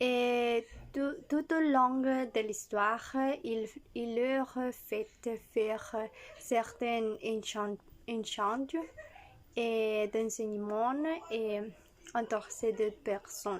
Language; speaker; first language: French; non-native, learner; Spanish